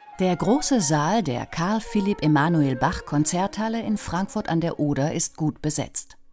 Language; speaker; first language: German; native; German